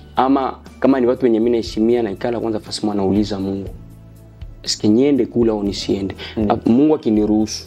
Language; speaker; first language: Swahili; native; Swahili